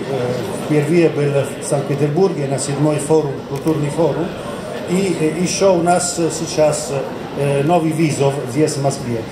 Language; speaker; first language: Russian; non-native, fluent; Italian